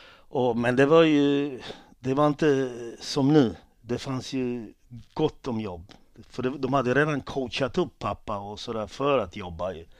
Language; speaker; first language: Swedish; early bilingual, other home language; Italian